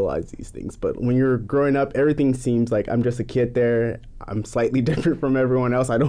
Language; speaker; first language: English; non-native, fluent; Japanese